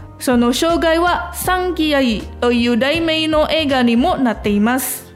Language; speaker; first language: Japanese; non-native, fluent; Indonesian